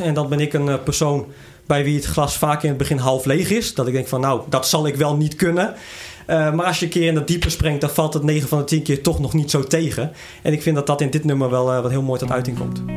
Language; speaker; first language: Dutch; native; Dutch